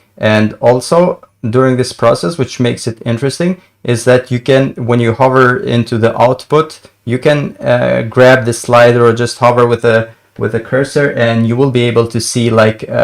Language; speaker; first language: English; non-native, fluent; Albanian